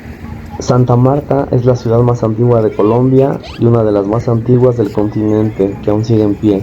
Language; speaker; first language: Spanish; native; Spanish